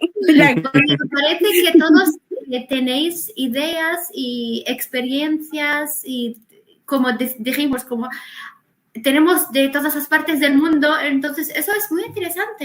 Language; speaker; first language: Spanish; non-native, fluent; Arabic